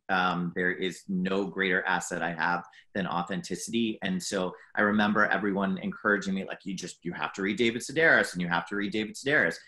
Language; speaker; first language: English; native; English